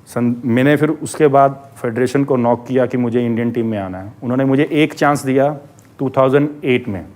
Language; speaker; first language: Hindi; non-native, local second language; Punjabi